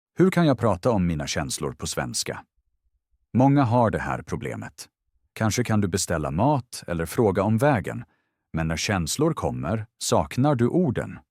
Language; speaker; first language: Swedish; non-native, fluent; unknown